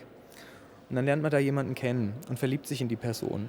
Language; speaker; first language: German; native; German